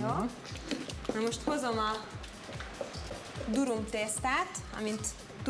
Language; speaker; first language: Hungarian; native; Hungarian